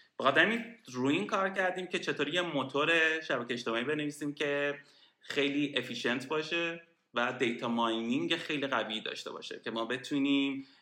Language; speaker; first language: Persian; native; Persian